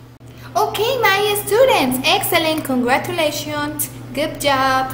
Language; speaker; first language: English; non-native, fluent; Spanish